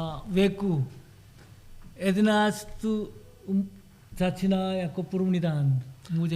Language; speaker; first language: Czech; non-native, learner; Korean